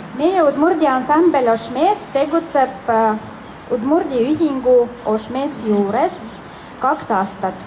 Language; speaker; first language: Estonian; non-native, fluent; Udmurt